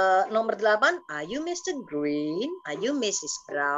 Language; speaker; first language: English; non-native, fluent; Indonesian